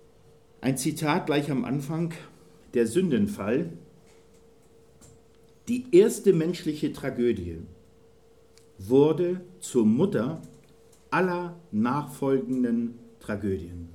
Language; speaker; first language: German; native; German